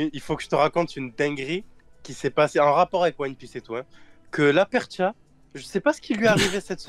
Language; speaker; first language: French; native; French